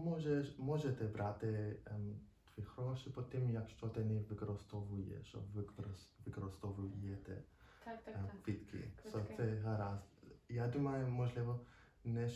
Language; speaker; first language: Ukrainian; non-native, learner; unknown